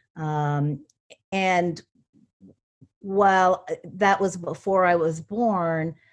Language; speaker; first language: English; native; English